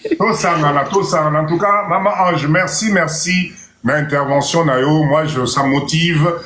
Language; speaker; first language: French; non-native, local second language; Lingala